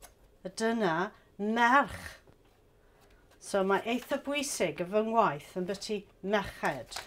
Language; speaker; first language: Welsh; non-native, learner; English